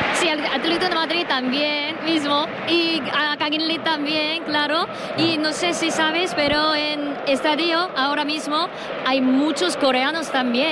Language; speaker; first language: Spanish; non-native, learner; Korean